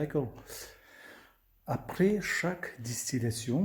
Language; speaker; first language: French; non-native, learner; Russian